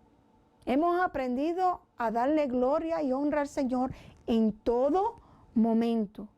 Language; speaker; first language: Spanish; native; Spanish